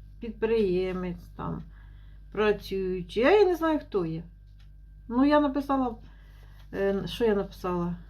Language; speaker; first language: Ukrainian; native; Ukrainian